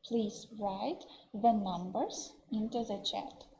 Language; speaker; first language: English; non-native, fluent; Russian